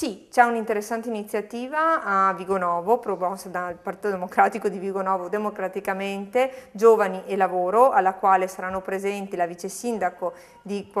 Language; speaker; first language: Italian; native; Italian